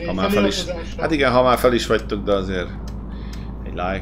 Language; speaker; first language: Hungarian; native; Hungarian